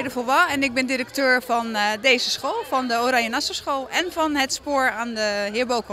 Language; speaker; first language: Dutch; native; Dutch